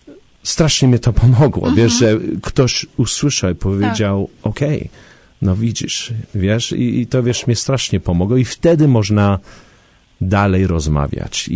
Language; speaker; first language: Polish; early bilingual, heritage; Polish